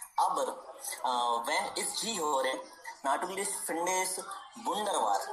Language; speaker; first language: German; non-native, learner; Hindi